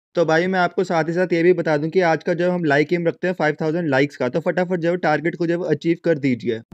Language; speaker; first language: Hindi; native; Hindi